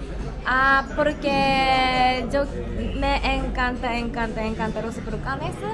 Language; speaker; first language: Spanish; non-native, learner; Japanese